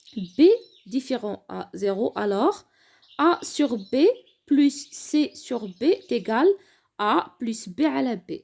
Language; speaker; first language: French; non-native, local second language; Arabic